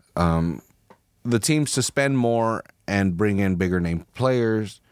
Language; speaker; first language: English; native; English